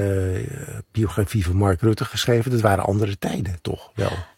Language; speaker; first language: Dutch; native; Dutch